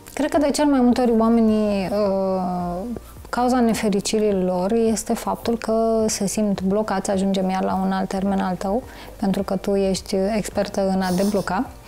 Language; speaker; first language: Romanian; native; Romanian